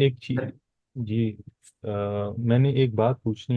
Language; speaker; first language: Hindi; non-native, local second language; Punjabi